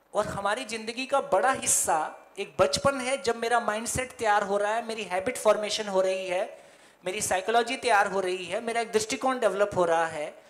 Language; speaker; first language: Hindi; native; Hindi